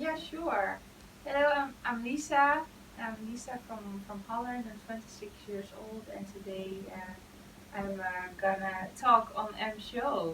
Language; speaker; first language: English; non-native, fluent; Dutch